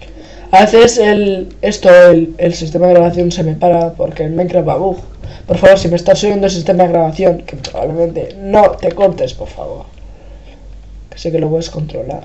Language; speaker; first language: Spanish; native; Spanish